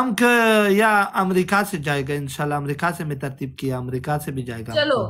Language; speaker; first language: Hindi; non-native, local second language; Pashto